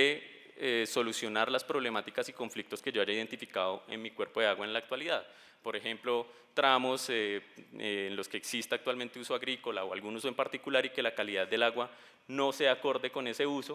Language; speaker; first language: Spanish; native; Spanish